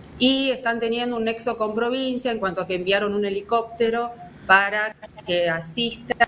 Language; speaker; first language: Spanish; native; Spanish